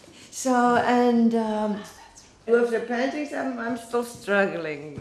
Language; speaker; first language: English; non-native, local second language; Afrikaans